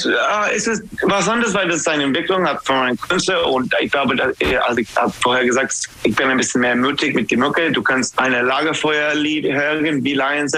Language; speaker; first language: German; non-native, fluent; English